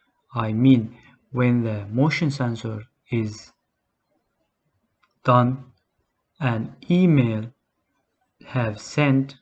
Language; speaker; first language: English; non-native, learner; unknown